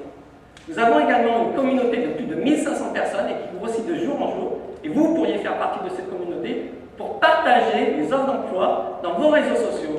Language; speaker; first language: French; native; French